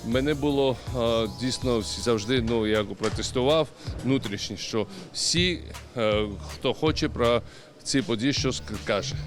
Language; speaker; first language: Ukrainian; non-native, learner; Georgian